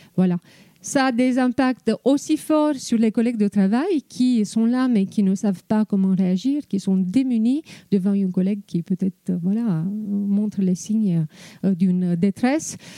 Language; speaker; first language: French; non-native, fluent; Romanian